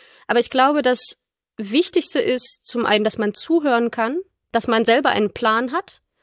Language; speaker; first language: German; native; German